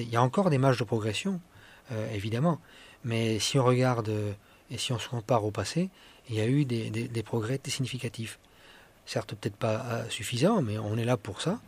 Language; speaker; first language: French; native; French